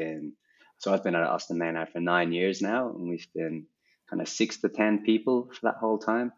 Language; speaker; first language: English; native; English